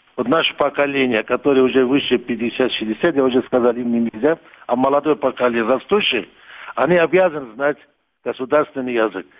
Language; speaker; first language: Russian; non-native, local second language; Kurdish